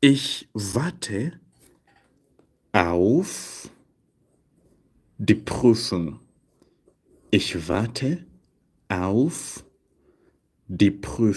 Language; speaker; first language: German; non-native, fluent; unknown